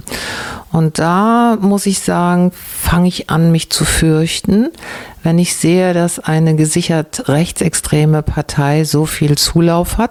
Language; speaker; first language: German; native; German